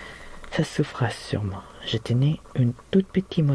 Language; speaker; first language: French; non-native, learner; Filipino